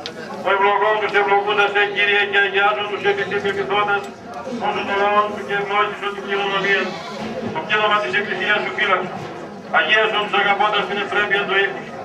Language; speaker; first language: Greek; native; Greek